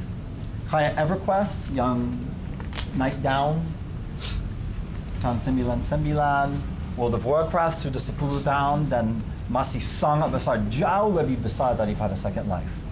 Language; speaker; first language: Indonesian; non-native, fluent; English